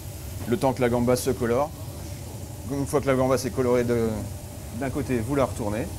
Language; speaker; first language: French; native; French